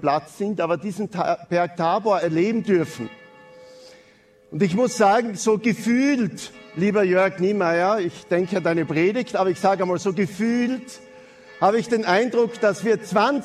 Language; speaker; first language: German; native; German